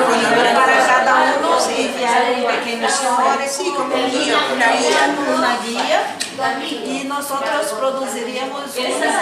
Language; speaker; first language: Spanish; non-native, learner; Portuguese